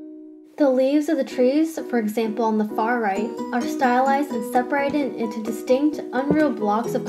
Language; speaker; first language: English; native; English